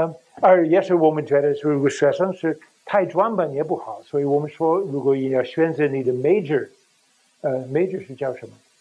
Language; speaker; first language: Chinese; non-native, fluent; English